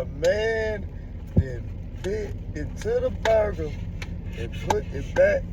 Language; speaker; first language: English; native; English